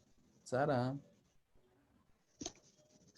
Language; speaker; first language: Spanish; native; Spanish